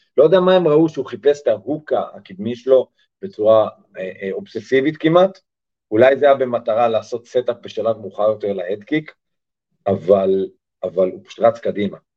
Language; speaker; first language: Hebrew; early bilingual, other home language; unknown